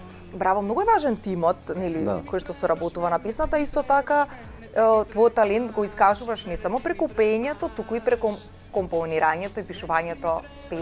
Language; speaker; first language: Macedonian; native; Macedonian